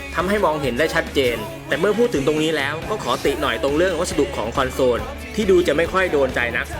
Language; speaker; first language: Thai; native; Thai